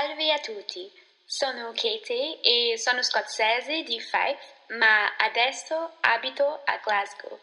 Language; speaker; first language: Italian; non-native, learner; English